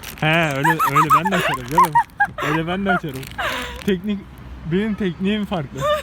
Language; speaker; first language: Turkish; native; Turkish